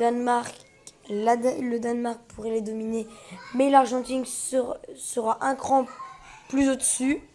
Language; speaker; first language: French; early bilingual, other home language; Portuguese